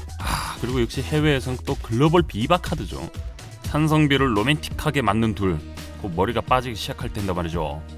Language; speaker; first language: Korean; native; Korean